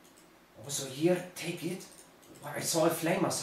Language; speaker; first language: English; non-native, learner; German